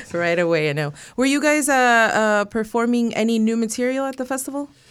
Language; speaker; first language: English; early bilingual, other home language; Spanish